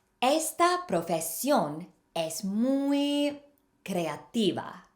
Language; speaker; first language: Spanish; non-native, fluent; English